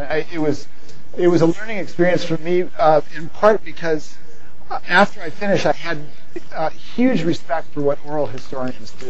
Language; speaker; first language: English; native; English